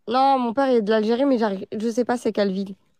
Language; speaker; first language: French; early bilingual, other home language; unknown